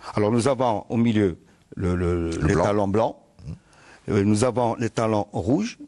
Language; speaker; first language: French; non-native, local second language; Arabic